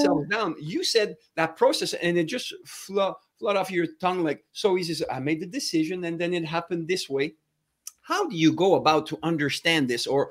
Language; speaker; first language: English; non-native, fluent; French